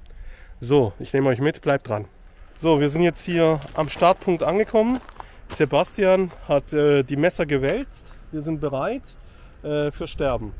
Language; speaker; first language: German; native; German